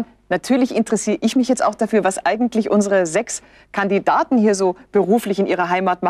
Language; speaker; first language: German; native; German